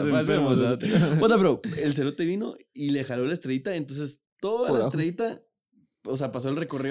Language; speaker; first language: Spanish; native; Spanish